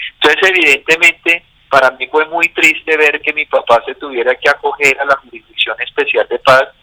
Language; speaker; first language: Spanish; native; Spanish